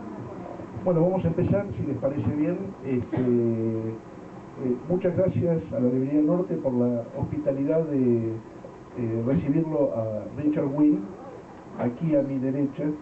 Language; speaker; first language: Spanish; native; Spanish